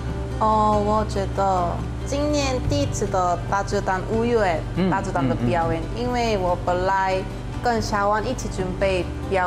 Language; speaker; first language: Chinese; non-native, learner; Korean